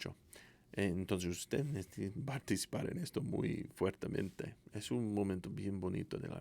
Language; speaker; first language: Spanish; non-native, fluent; English